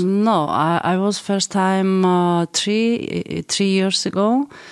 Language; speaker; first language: English; non-native, learner; Georgian